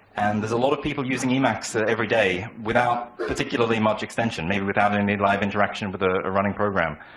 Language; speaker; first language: English; native; English